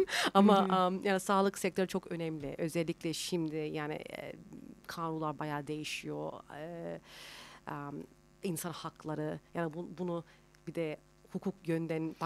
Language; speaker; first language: Turkish; early bilingual, heritage; Turkish